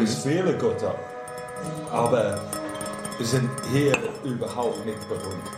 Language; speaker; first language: German; non-native, fluent; English